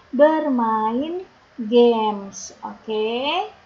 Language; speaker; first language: English; non-native, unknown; Indonesian